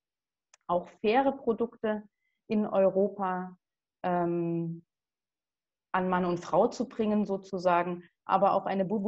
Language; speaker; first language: German; native; German